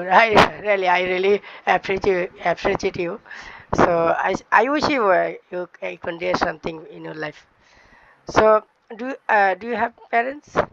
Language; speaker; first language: English; non-native, learner; Bangla